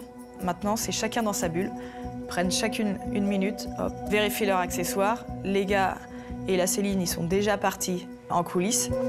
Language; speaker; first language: French; native; French